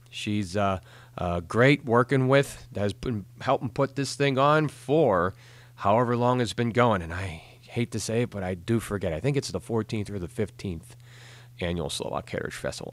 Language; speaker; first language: English; native; English